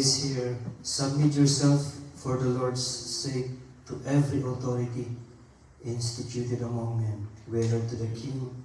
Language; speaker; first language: English; non-native, local second language; Filipino